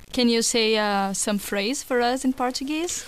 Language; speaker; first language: English; non-native, fluent; Portuguese